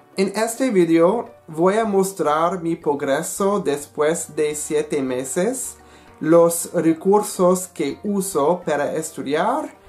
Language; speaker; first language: Spanish; non-native, learner; English